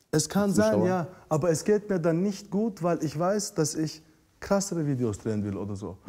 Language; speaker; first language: German; non-native, fluent; Russian